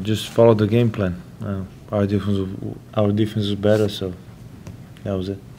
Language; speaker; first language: English; non-native, fluent; Slovenian